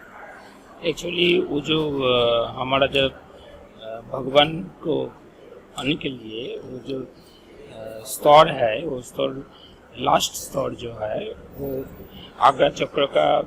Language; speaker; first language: Hindi; non-native, local second language; Bangla